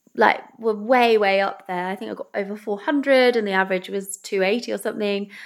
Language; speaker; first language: English; native; English